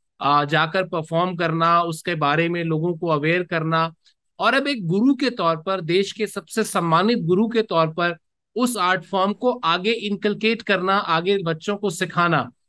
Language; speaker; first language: Hindi; native; Hindi